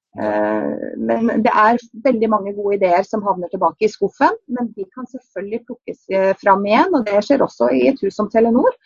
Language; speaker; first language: Norwegian; native; Norwegian